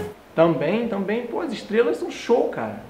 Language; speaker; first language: Portuguese; native; Portuguese